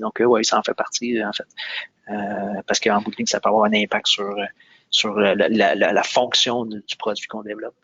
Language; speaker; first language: French; native; French